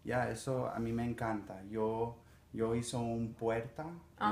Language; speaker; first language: Spanish; early bilingual, heritage; Spanish